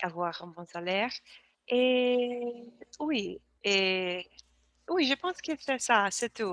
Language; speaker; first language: French; non-native, learner; Portuguese